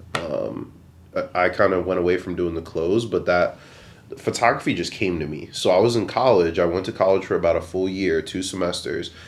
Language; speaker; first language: English; native; English